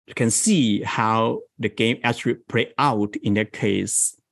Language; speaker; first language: English; non-native, fluent; Chinese